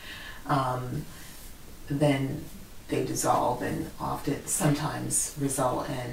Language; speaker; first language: English; native; English